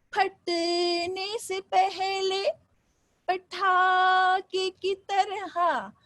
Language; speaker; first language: Hindi; non-native, local second language; Marathi